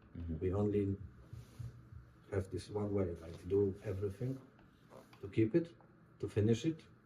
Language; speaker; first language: English; non-native, learner; Polish